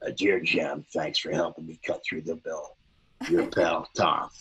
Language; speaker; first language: English; native; English